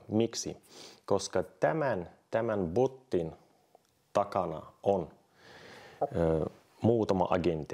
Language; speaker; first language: Finnish; non-native, fluent; Russian